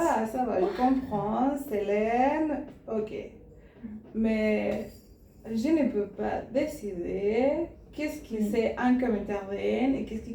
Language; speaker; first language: French; non-native, learner; Spanish